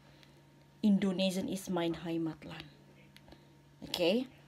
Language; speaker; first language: German; non-native, learner; Indonesian